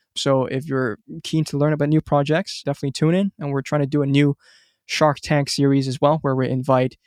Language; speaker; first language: English; non-native, local second language; Cantonese